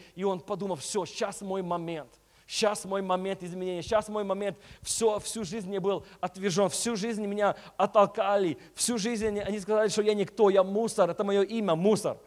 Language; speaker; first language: Russian; early bilingual, heritage; Russian